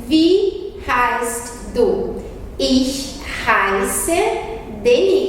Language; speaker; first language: German; non-native, fluent; Portuguese